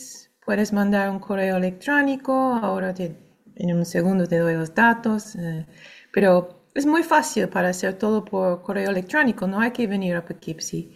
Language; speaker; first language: Spanish; non-native, fluent; English